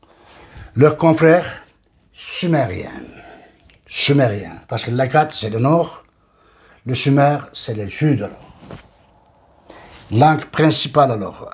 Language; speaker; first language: French; non-native, learner; Turkish